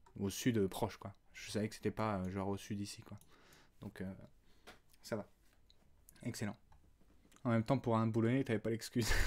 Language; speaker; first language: French; native; French